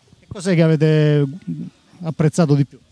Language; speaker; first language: Italian; native; Italian